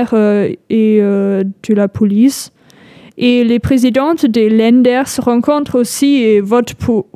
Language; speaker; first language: French; non-native, fluent; German